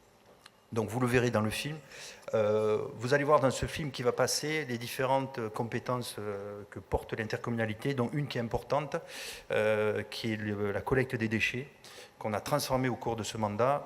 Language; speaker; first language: French; native; French